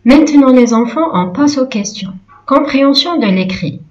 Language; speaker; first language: French; non-native, local second language; Arabic